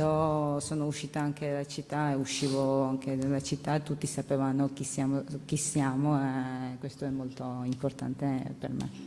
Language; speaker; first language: Italian; non-native, learner; Georgian